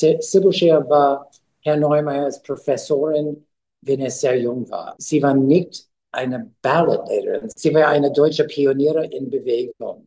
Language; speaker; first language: German; non-native, learner; English